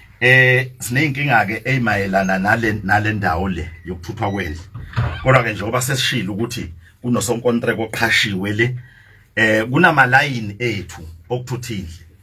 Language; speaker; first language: Zulu; native; Zulu